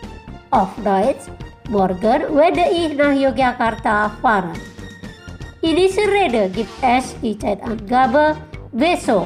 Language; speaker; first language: German; non-native, fluent; Indonesian